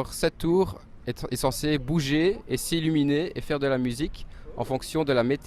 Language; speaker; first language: French; native; French